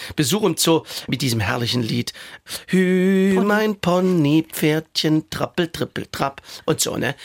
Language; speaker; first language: German; native; German